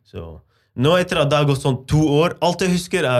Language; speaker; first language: Norwegian; non-native, fluent; Arabic